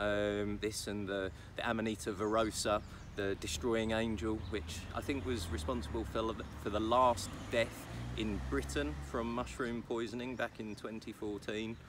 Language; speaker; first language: English; native; English